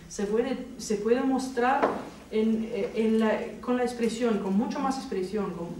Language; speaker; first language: Spanish; non-native, fluent; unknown